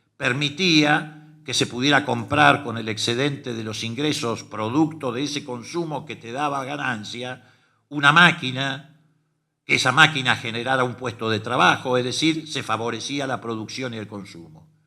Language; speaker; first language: Spanish; native; Spanish